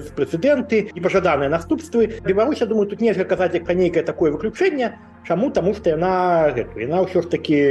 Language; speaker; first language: Belarusian; native; Belarusian